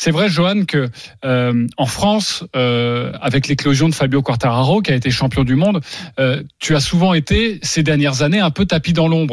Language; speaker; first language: French; native; French